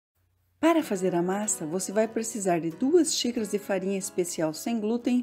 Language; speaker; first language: Portuguese; native; Portuguese